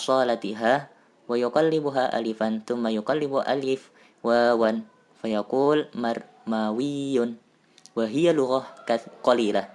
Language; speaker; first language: Arabic; non-native, learner; Indonesian